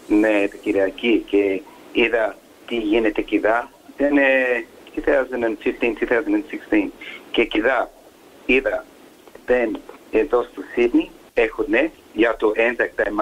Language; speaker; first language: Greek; early bilingual, heritage; English